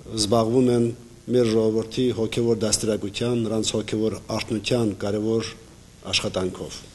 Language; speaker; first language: Armenian; native; Armenian